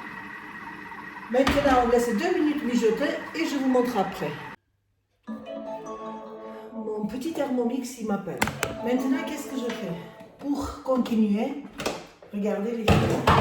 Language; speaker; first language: French; non-native, fluent; Armenian